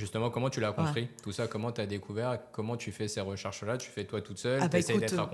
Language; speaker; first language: French; native; French